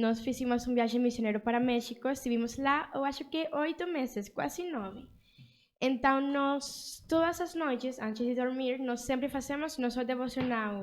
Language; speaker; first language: Portuguese; early bilingual, other home language; Spanish